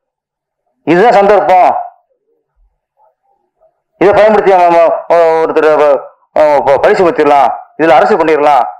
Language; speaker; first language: Tamil; native; Tamil